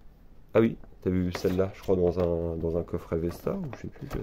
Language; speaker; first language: French; native; French